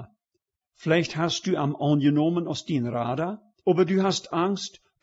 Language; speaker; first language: German; early bilingual, heritage; Plautdietsch